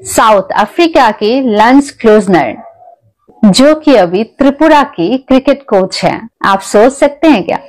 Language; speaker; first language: Hindi; non-native, local second language; Kok Borok